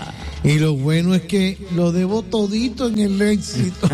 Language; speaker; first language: Spanish; native; Spanish